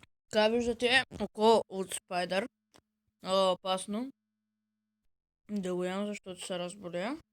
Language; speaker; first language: Bulgarian; native; Bulgarian